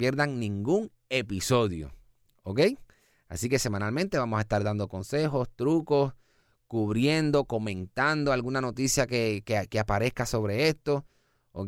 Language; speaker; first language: Spanish; native; Spanish